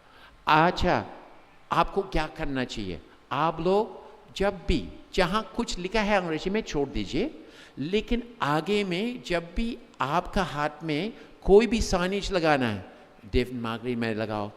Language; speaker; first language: Hindi; non-native, fluent; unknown